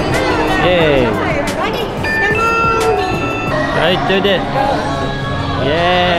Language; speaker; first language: Japanese; native; Japanese